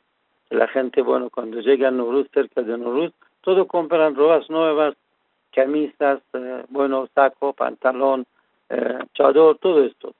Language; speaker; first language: Spanish; non-native, fluent; Persian